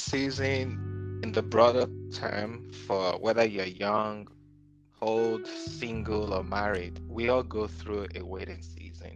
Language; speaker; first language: English; non-native, local second language; Yoruba